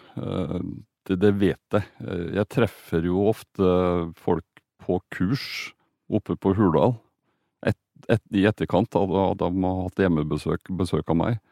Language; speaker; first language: Norwegian; native; Norwegian